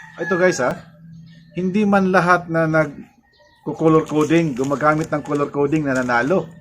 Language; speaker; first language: Filipino; non-native, local second language; Cebuano